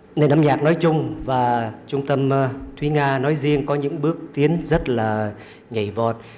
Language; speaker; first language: Vietnamese; native; Vietnamese